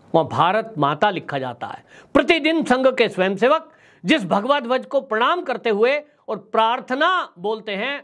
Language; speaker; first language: Hindi; native; Hindi